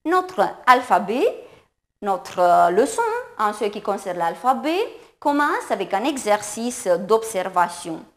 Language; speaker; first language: French; non-native, fluent; Romanian